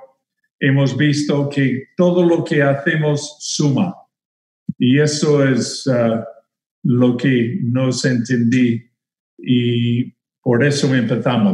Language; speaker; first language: Spanish; non-native, fluent; English